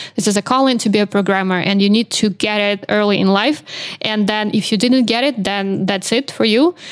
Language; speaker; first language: English; non-native, fluent; Belarusian